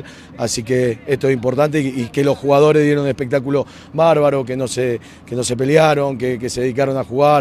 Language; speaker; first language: Spanish; native; Spanish